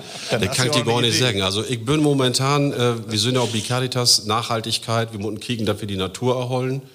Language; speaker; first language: German; native; German